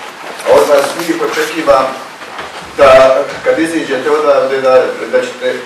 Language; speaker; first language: Croatian; native; Croatian